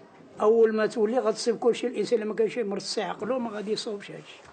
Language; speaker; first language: Arabic; native; Arabic